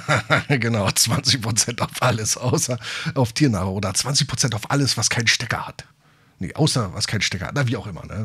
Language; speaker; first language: German; native; German